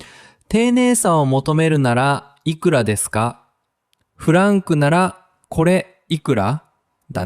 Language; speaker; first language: Japanese; native; Japanese